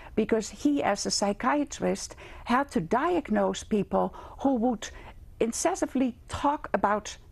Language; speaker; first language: English; non-native, fluent; Dutch